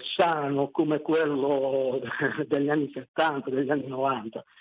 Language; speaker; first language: Italian; native; Italian